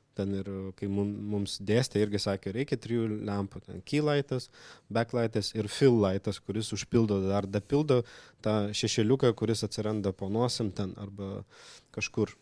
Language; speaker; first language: Lithuanian; non-native, local second language; Russian